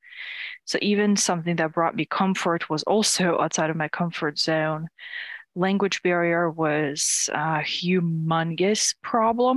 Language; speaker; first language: English; non-native, fluent; Ukrainian